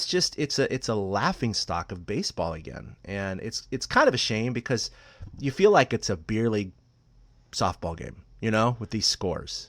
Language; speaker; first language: English; native; English